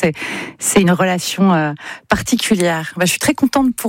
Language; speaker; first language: French; native; French